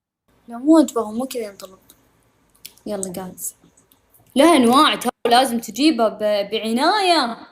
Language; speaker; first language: Arabic; native; Arabic